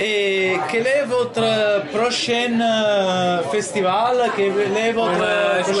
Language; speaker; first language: French; non-native, fluent; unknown